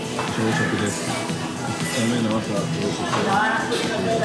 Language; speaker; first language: Japanese; native; Japanese